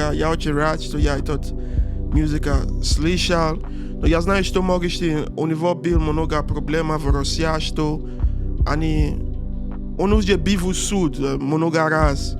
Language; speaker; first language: Russian; non-native, learner; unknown